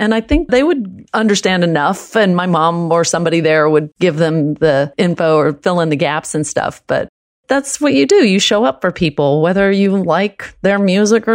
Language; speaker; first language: English; early bilingual, other home language; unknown